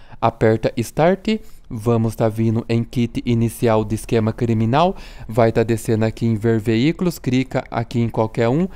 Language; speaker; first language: Portuguese; native; Portuguese